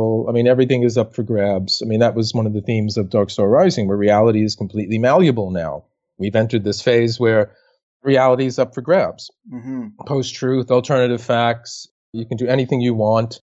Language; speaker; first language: English; native; English